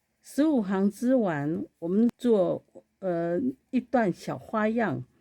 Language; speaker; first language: Chinese; native; Chinese